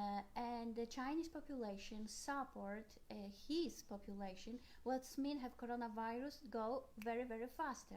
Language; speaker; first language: English; non-native, learner; Polish